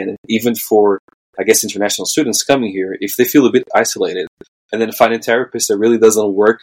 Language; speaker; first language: English; non-native, fluent; Portuguese